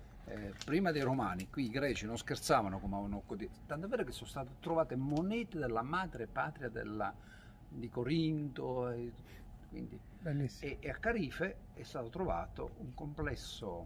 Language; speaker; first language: Italian; native; Italian